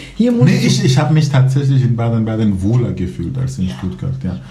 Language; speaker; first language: German; non-native, fluent; Kurdish